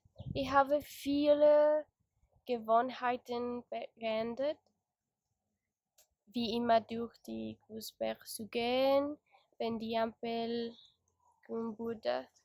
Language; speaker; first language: German; non-native, learner; Spanish